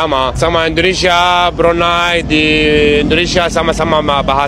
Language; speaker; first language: Indonesian; non-native, learner; Arabic